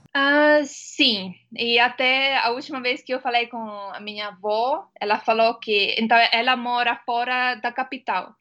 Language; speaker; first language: Portuguese; non-native, fluent; Estonian